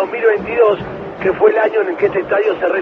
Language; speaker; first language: Spanish; native; Spanish